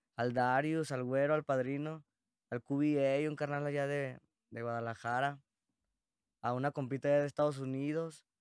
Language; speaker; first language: Spanish; native; Spanish